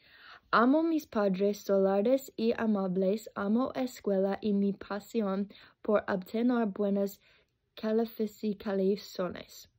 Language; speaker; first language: Spanish; non-native, learner; English